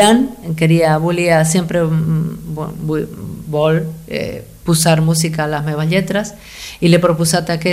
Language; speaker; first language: Catalan; non-native, fluent; Spanish